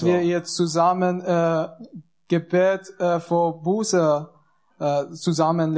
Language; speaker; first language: German; non-native, learner; Persian